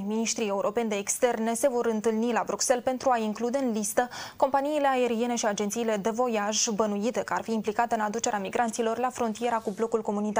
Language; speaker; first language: Romanian; native; Romanian